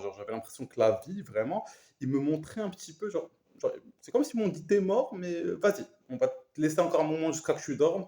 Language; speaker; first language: French; native; French